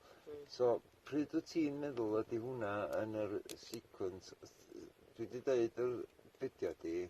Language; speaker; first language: Welsh; native; Welsh